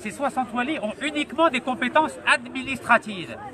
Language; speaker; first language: French; non-native, local second language; Arabic